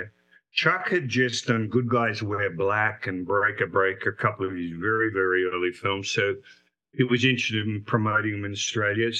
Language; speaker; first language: English; native; English